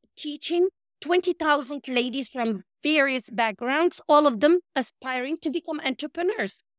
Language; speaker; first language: English; non-native, fluent; Arabic